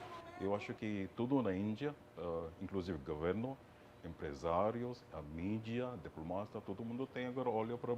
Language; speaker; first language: Portuguese; non-native, fluent; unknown